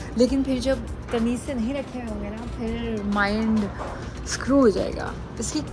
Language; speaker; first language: Urdu; native; Urdu